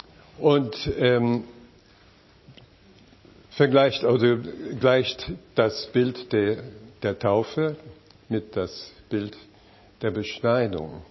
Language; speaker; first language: German; non-native, fluent; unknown